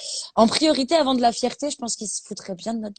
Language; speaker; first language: French; native; French